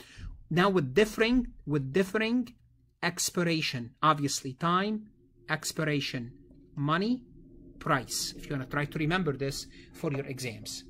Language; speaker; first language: English; non-native, fluent; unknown